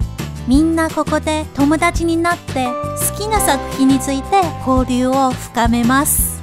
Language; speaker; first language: Japanese; non-native, fluent; Chinese